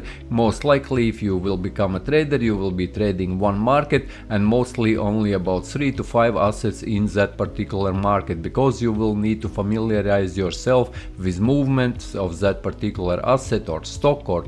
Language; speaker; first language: English; non-native, fluent; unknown